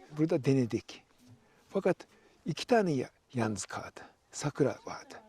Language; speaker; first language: Turkish; non-native, fluent; Japanese